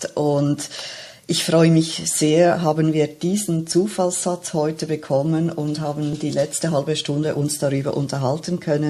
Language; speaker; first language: German; native; German